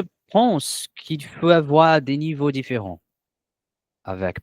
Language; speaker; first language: French; non-native, learner; Portuguese